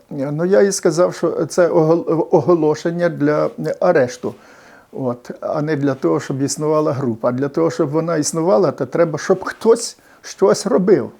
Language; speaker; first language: Ukrainian; native; Ukrainian